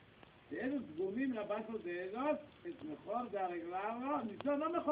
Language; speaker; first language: Spanish; non-native, learner; Hebrew